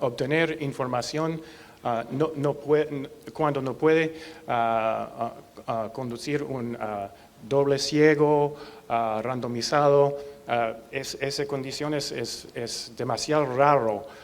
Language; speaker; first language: Spanish; non-native, learner; English